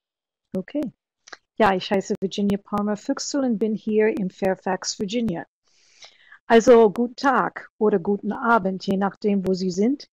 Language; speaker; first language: German; non-native, fluent; English